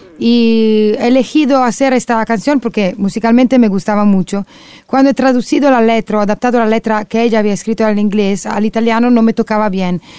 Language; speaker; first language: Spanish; non-native, fluent; Italian